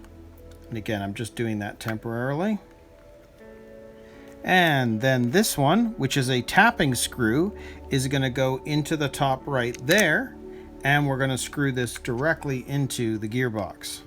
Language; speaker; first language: English; native; English